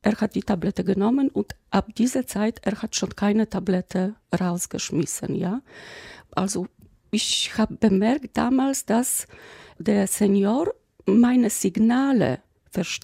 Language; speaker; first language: German; non-native, fluent; Polish